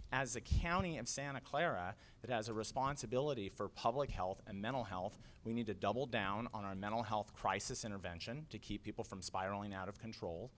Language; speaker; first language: English; native; English